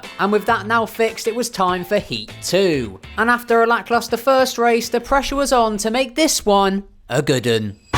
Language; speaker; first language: English; native; English